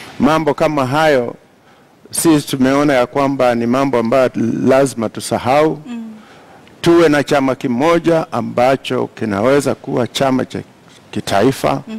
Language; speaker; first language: Swahili; non-native, local second language; Luyia